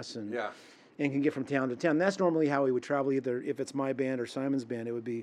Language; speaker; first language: English; native; English